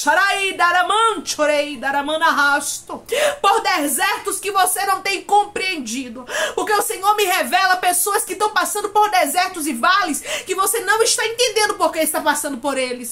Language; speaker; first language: Portuguese; native; Portuguese